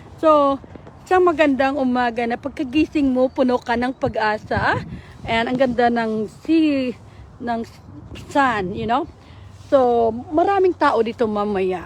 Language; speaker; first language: Filipino; native; Filipino